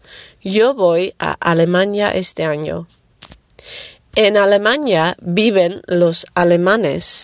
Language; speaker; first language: Spanish; non-native, fluent; Dutch